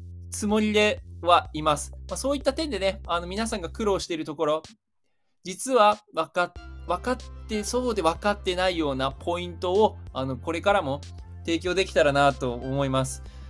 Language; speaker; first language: Japanese; native; Japanese